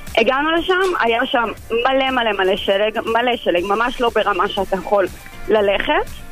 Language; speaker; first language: Hebrew; native; Hebrew